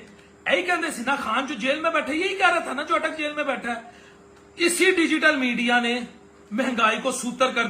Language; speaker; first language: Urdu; non-native, local second language; Punjabi